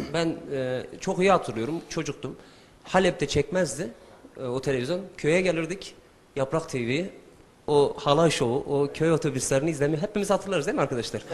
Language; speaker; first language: Turkish; early bilingual, heritage; Turkish